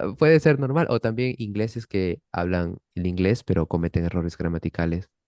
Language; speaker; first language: Spanish; native; Spanish